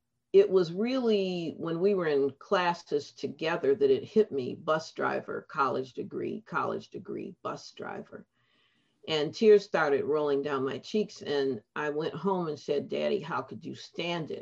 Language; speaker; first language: English; native; English